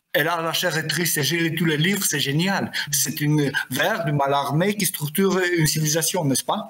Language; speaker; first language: French; non-native, fluent; Romanian